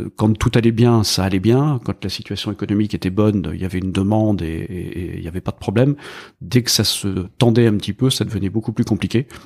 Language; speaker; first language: French; native; French